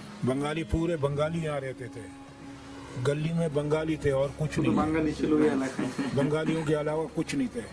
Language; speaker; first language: Hindi; non-native, local second language; Bangla